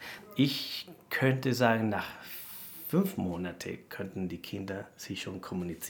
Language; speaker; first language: German; non-native, fluent; Spanish